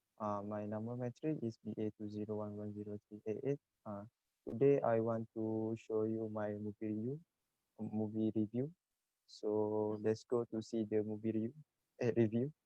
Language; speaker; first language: English; non-native, learner; Malay